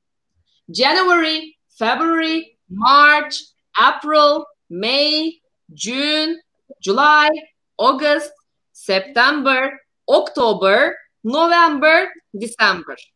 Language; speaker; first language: English; non-native, fluent; Turkish